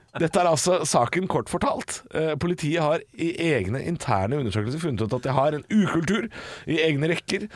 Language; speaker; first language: Norwegian; native; Norwegian